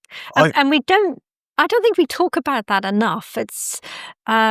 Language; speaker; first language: English; native; English